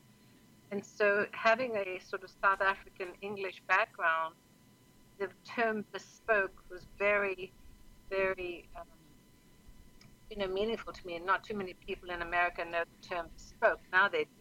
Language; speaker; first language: English; native; English